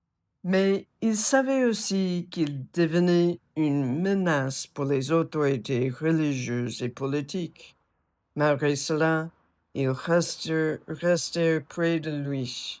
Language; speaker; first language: French; non-native, fluent; English